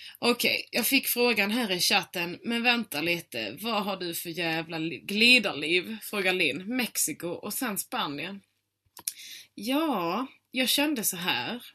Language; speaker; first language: Swedish; native; Swedish